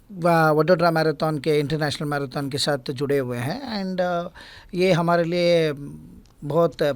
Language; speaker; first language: Hindi; non-native, local second language; Gujarati